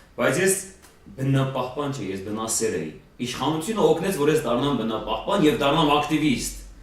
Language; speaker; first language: Armenian; early bilingual, heritage; Armenian